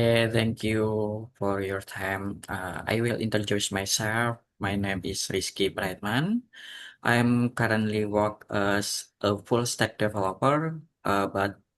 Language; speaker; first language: English; non-native, learner; Indonesian